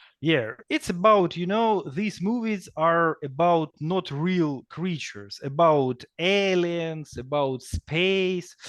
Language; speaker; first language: English; non-native, fluent; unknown